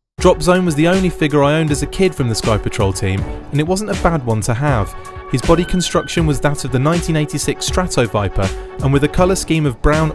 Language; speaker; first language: English; native; English